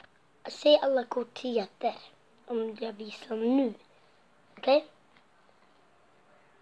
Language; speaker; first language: Swedish; non-native, local second language; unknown